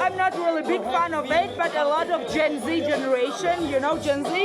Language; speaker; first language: English; non-native, learner; Georgian